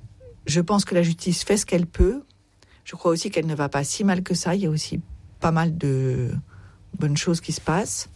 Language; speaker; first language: French; native; French